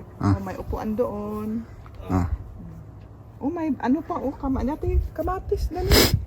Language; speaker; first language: Filipino; native; Filipino